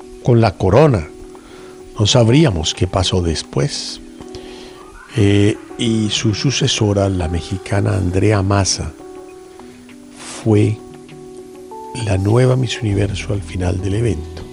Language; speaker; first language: Spanish; native; Spanish